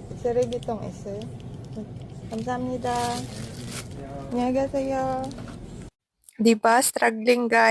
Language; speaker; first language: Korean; non-native, learner; Hiligaynon